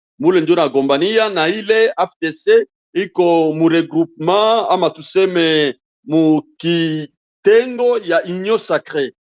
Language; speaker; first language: Swahili; non-native, local second language; Bembe